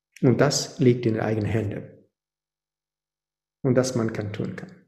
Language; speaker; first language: German; non-native, fluent; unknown